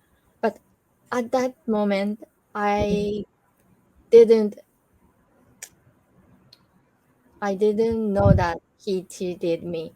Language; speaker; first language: English; non-native, learner; Japanese